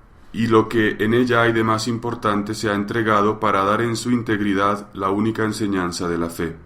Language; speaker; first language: Spanish; native; Spanish